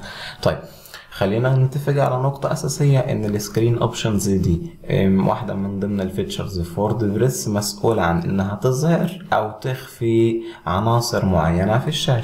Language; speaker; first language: Arabic; native; Arabic